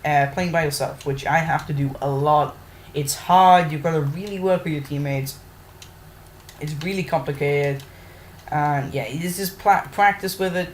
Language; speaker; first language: English; native; English